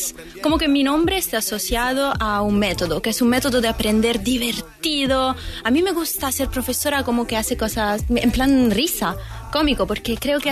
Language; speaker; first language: Spanish; non-native, fluent; Italian